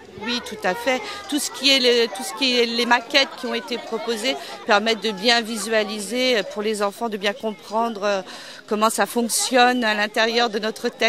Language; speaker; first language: French; native; French